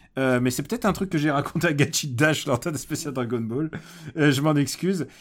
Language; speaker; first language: French; early bilingual, other home language; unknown